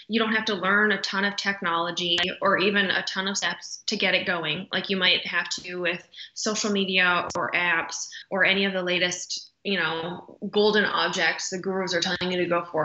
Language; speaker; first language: English; native; English